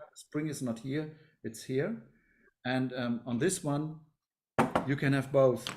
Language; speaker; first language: English; non-native, fluent; German